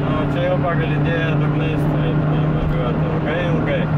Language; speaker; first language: Lithuanian; native; Lithuanian